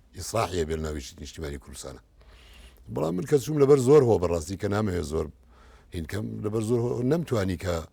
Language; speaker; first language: Central Kurdish; native; Central Kurdish